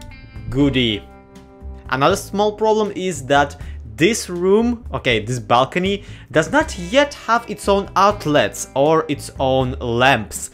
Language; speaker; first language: English; non-native, fluent; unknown